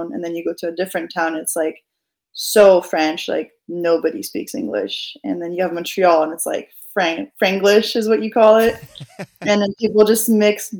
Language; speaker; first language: English; non-native, fluent; French